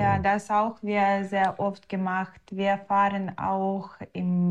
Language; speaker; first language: German; non-native, learner; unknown